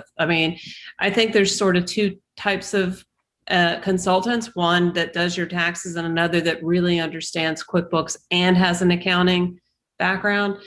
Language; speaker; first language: English; native; English